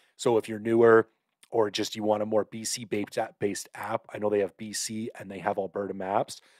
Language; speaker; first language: English; native; English